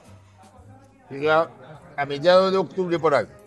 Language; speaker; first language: Spanish; non-native, fluent; Haitian Creole